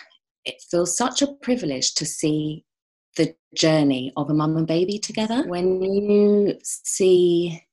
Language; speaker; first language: English; native; English